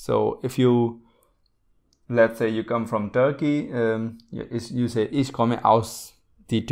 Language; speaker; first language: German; non-native, fluent; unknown